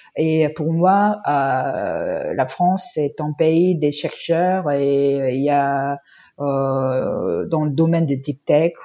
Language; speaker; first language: French; non-native, fluent; Korean